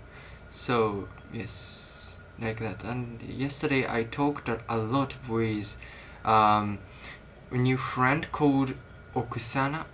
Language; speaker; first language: English; non-native, learner; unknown